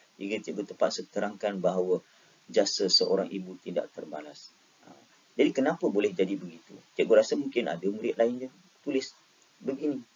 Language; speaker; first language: Malay; native; Malay